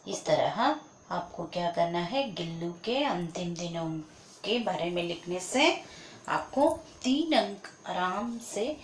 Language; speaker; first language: Hindi; non-native, local second language; Kannada